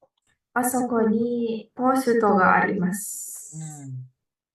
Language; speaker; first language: Japanese; non-native, learner; Indonesian